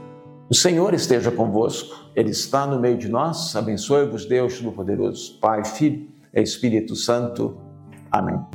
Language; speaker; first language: Portuguese; native; Portuguese